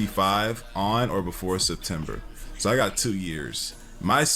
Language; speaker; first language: English; native; English